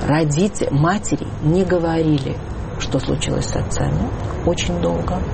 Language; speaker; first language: Russian; native; Russian